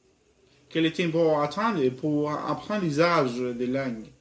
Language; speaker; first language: French; non-native, learner; Spanish